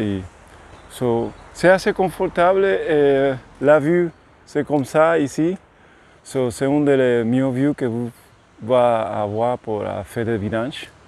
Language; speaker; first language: French; non-native, learner; Spanish